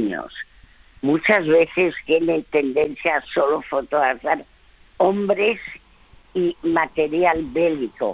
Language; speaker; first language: Spanish; early bilingual, other home language; French